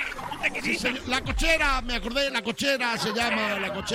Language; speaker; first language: Spanish; native; Spanish